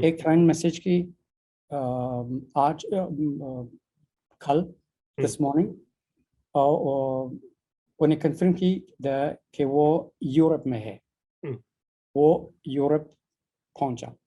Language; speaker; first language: Hindi; non-native, learner; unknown